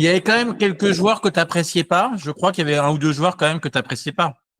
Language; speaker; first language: French; native; French